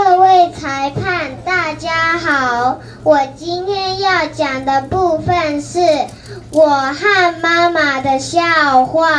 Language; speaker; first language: Chinese; early bilingual, heritage; Chinese